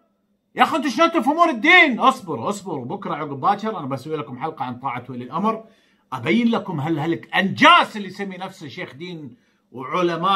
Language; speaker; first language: Arabic; native; Arabic